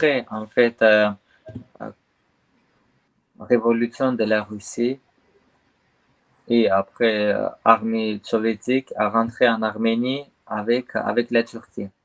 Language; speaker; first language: French; non-native, learner; Armenian